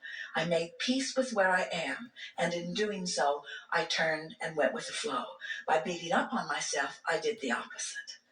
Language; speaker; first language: English; native; English